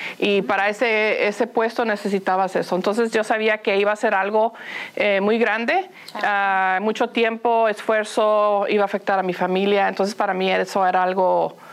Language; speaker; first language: Spanish; early bilingual, heritage; Spanish